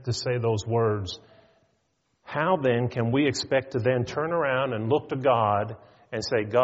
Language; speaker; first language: English; native; English